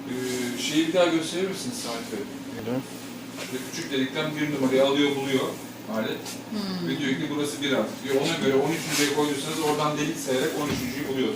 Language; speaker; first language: Turkish; native; Turkish